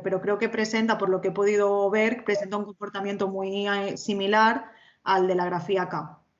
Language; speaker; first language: Spanish; native; Spanish